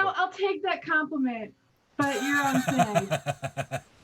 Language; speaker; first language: English; native; English